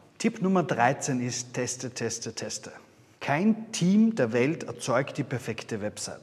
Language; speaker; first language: German; native; German